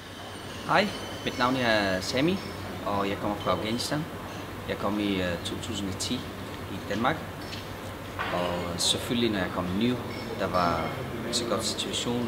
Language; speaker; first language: Danish; non-native, learner; Persian